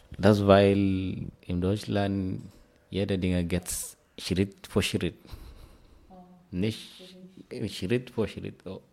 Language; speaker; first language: German; non-native, learner; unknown